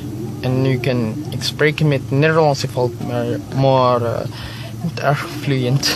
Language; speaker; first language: Dutch; non-native, learner; Filipino